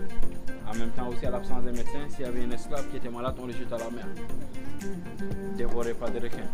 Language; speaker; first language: French; non-native, local second language; Wolof